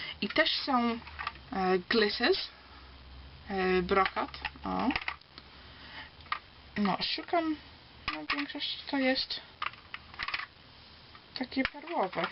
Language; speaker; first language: Polish; early bilingual, heritage; Polish